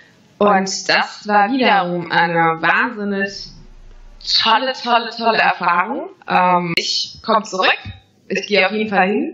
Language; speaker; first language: German; non-native, fluent; Latvian